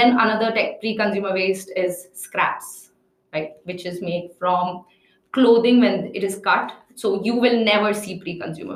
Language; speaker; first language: English; non-native, local second language; Hindi